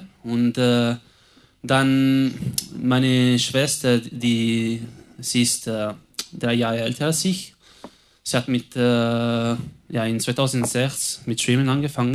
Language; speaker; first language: German; non-native, local second language; Italian